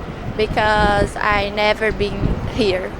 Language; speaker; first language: English; non-native, learner; Portuguese